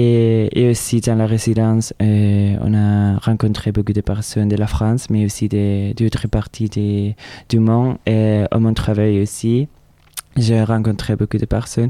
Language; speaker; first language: French; non-native, learner; Spanish